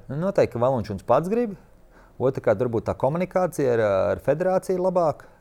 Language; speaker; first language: Latvian; native; Latvian